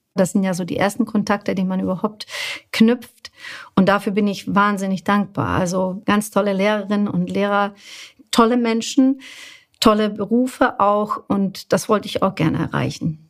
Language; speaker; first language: German; non-native, fluent; Bosnian